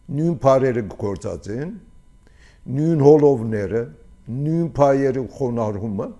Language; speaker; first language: Armenian; early bilingual, heritage; Armenian